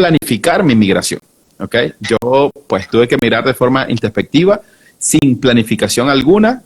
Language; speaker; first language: Spanish; native; Spanish